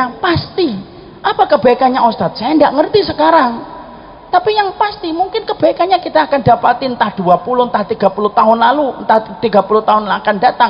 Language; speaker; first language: Indonesian; native; Indonesian